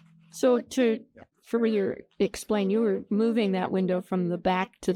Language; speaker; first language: English; native; English